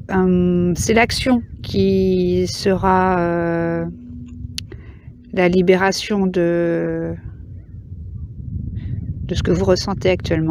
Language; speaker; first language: French; native; French